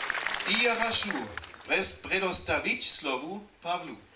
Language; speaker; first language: Russian; non-native, learner; German